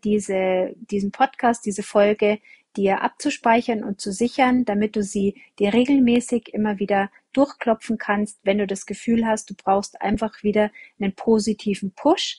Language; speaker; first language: German; native; German